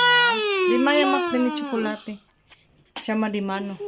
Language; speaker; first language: German; non-native, learner; Cebuano